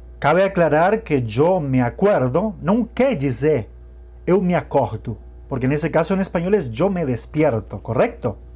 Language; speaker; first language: Spanish; non-native, fluent; Portuguese